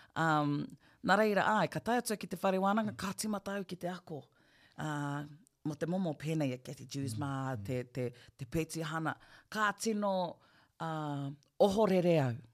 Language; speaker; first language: Māori; non-native, local second language; English